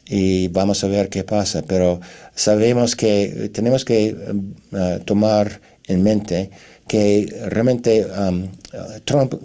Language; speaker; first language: Spanish; non-native, fluent; English